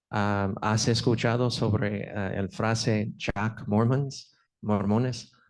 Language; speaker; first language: Spanish; non-native, fluent; English